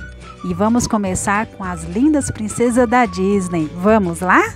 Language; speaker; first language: Portuguese; native; Portuguese